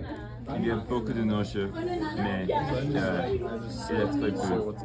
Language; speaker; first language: French; non-native, learner; English